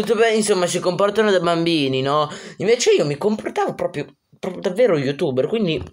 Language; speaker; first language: Italian; native; Italian